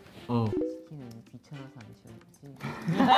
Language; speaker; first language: Korean; native; Korean